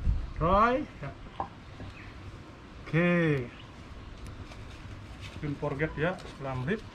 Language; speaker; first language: English; non-native, learner; Indonesian